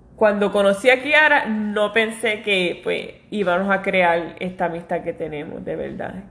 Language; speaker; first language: Spanish; early bilingual, heritage; Spanish